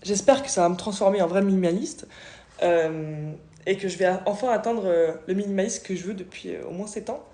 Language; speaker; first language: French; native; French